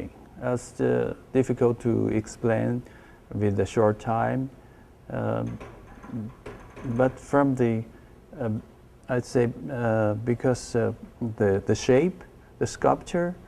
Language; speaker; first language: English; non-native, learner; Chinese